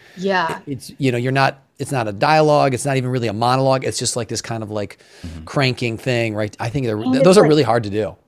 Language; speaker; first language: English; native; English